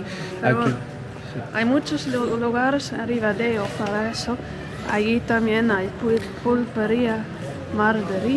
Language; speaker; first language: Spanish; non-native, fluent; Dutch